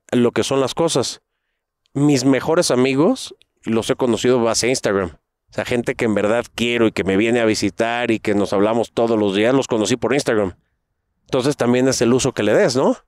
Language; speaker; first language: Spanish; native; Spanish